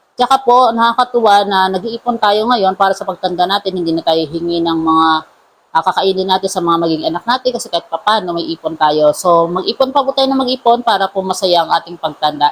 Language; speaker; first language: Filipino; non-native, local second language; Cebuano